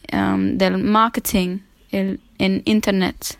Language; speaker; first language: Spanish; non-native, fluent; English